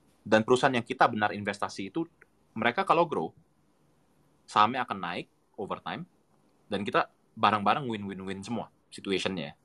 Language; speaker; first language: Indonesian; native; Indonesian